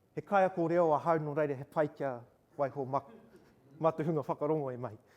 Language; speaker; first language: Māori; non-native, local second language; English